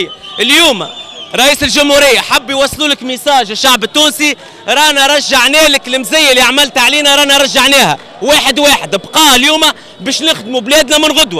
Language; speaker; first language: Arabic; native; Arabic